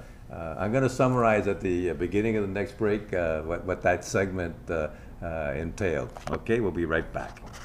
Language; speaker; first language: English; non-native, local second language; Spanish